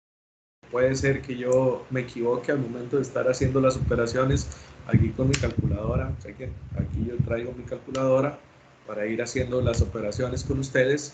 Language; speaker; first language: Spanish; native; Spanish